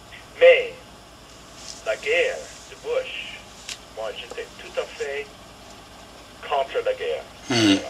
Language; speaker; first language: French; non-native, learner; English